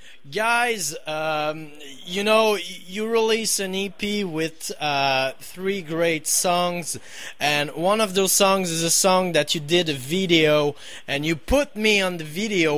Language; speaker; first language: English; non-native, fluent; French